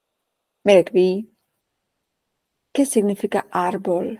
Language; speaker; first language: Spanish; non-native, fluent; Czech